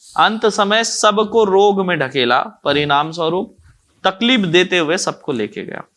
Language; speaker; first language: Hindi; native; Hindi